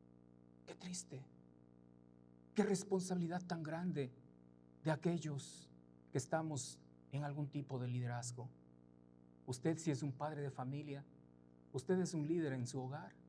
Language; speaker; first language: Spanish; native; Spanish